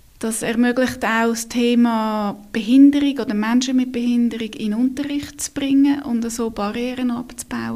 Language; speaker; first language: German; native; German